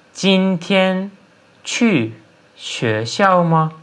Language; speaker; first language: Chinese; non-native, fluent; Turkmen